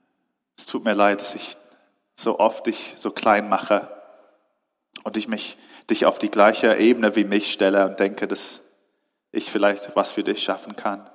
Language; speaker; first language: German; non-native, fluent; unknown